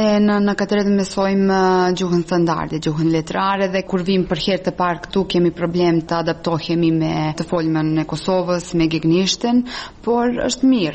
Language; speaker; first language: Albanian; non-native, fluent; Serbian